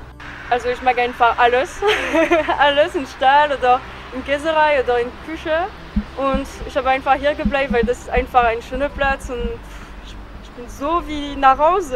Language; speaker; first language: German; non-native, learner; French